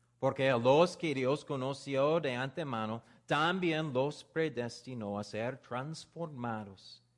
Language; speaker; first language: Spanish; non-native, learner; English